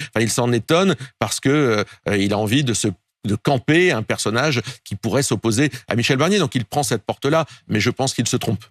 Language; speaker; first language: French; native; French